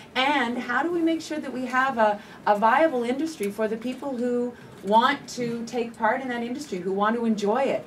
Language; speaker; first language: English; native; English